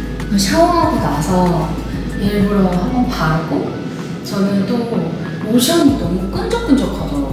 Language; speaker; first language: Korean; native; Korean